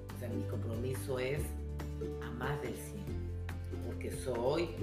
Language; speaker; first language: Spanish; native; Spanish